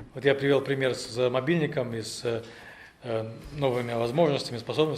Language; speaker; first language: Russian; native; Russian